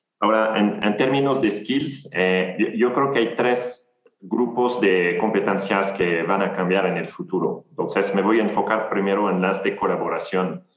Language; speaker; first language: Spanish; non-native, fluent; French